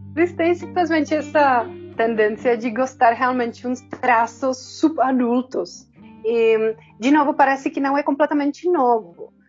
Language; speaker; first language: Portuguese; non-native, fluent; Czech